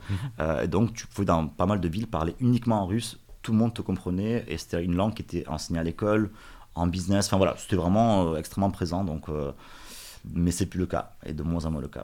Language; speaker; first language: French; early bilingual, other home language; Russian